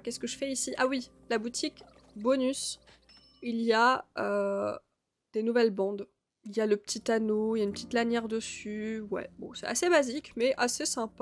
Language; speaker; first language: French; native; French